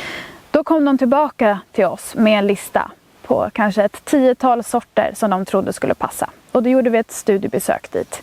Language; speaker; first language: Swedish; native; Swedish